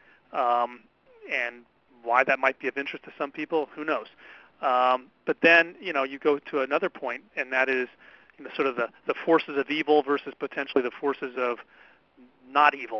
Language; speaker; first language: English; native; English